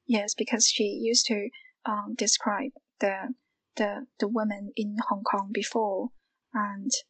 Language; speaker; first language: English; non-native, fluent; Chinese